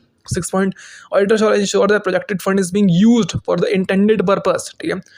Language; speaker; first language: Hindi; native; Hindi